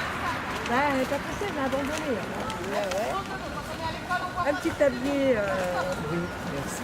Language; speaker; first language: French; native; French